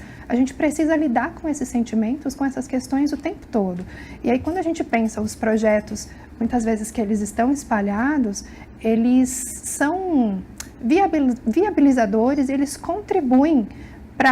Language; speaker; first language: Portuguese; native; Portuguese